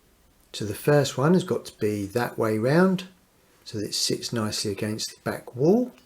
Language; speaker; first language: English; native; English